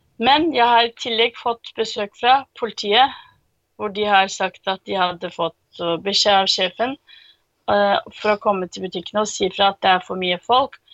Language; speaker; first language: Norwegian; early bilingual, other home language; Turkish